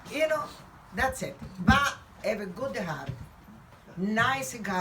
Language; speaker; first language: English; non-native, learner; Italian